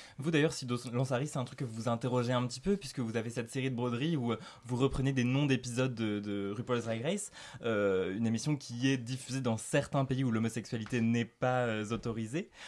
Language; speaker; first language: French; native; French